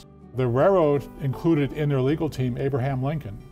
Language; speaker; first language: English; native; English